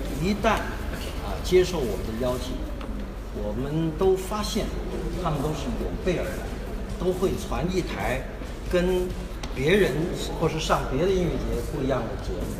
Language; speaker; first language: Chinese; native; Chinese